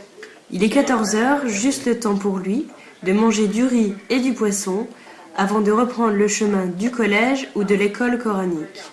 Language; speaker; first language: French; native; French